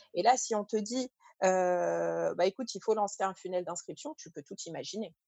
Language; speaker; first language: French; early bilingual, other home language; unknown